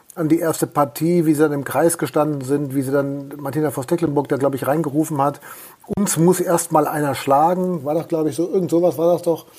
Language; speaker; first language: German; native; German